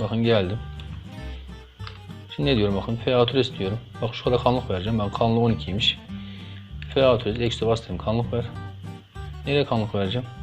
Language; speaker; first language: Turkish; native; Turkish